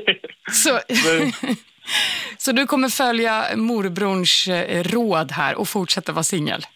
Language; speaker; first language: Swedish; native; Swedish